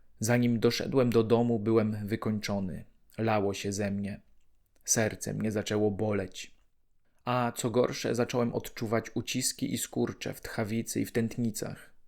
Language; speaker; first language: Polish; native; Polish